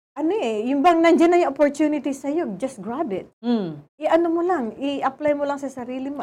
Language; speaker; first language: English; non-native, local second language; Filipino